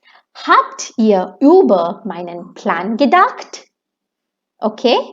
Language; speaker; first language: German; non-native, fluent; Hindi